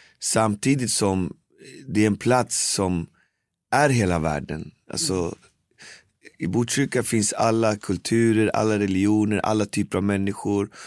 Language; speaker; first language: Swedish; native; Swedish